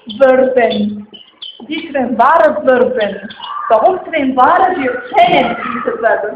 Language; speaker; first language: German; non-native, learner; Arabic